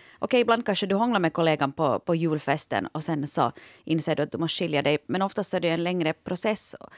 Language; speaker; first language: Swedish; native; Swedish